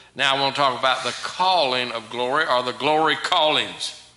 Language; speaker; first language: English; native; English